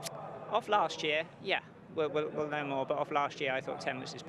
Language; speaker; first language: English; native; English